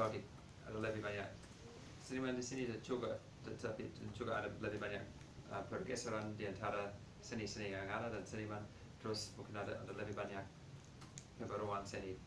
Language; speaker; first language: Indonesian; non-native, fluent; English